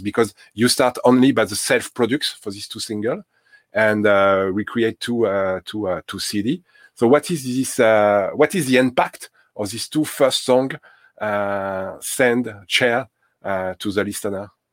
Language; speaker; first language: English; non-native, learner; French